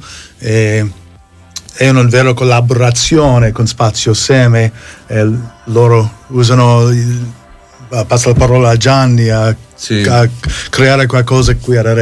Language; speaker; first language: Italian; non-native, fluent; English